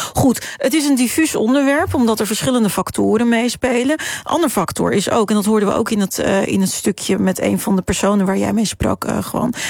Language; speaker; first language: Dutch; native; Dutch